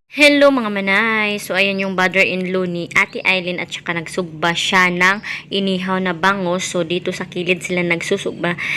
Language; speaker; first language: Filipino; non-native, local second language; Cebuano